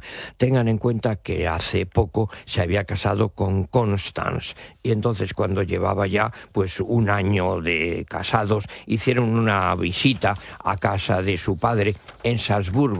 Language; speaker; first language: Spanish; native; Spanish